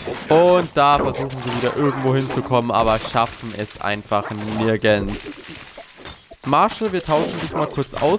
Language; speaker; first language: German; native; German